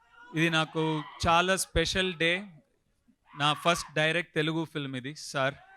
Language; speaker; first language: Telugu; non-native, learner; Tamil